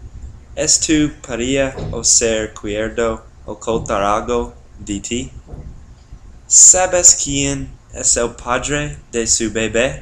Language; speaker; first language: Spanish; non-native, learner; English